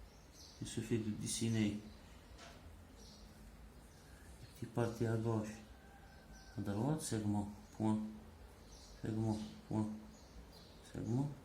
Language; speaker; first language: French; non-native, local second language; Arabic